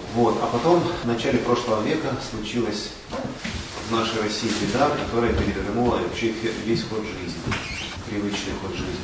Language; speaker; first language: Russian; native; Russian